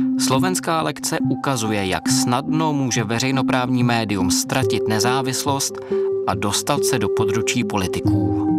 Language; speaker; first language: Czech; native; Czech